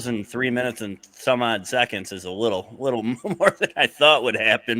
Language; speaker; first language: English; native; English